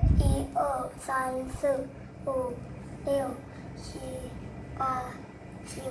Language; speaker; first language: Chinese; non-native, learner; Thai